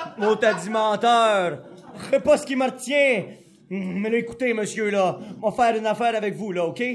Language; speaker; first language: French; native; French